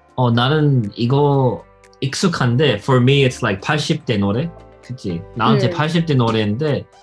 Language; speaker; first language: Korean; non-native, learner; English